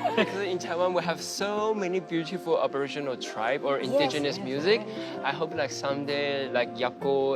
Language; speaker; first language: English; non-native, fluent; Chinese